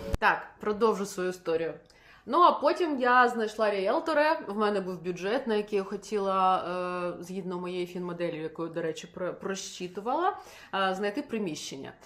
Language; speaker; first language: Ukrainian; non-native, local second language; Russian